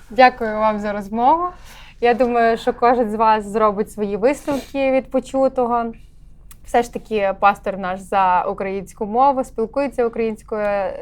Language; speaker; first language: Ukrainian; native; Ukrainian